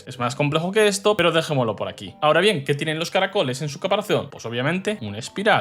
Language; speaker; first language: Spanish; native; Spanish